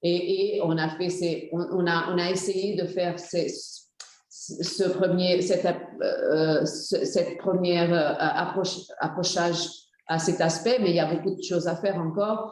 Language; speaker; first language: French; non-native, fluent; Portuguese